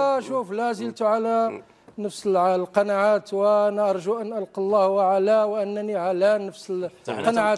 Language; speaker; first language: Arabic; native; Arabic